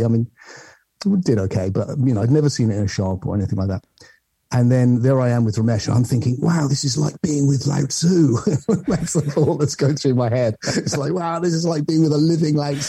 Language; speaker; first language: English; native; English